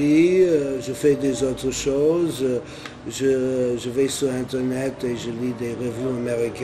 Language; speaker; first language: French; non-native, fluent; English